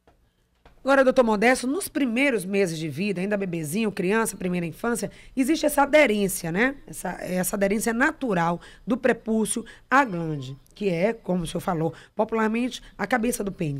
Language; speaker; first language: Portuguese; native; Portuguese